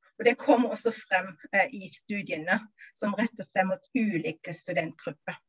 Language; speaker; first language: Norwegian; non-native, fluent; German